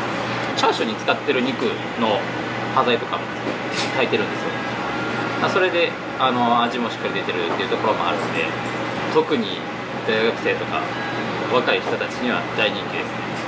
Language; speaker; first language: Japanese; native; Japanese